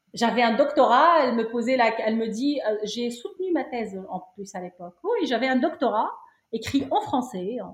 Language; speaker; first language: French; non-native, local second language; Arabic